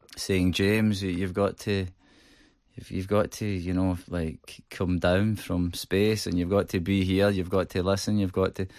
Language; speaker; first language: English; native; English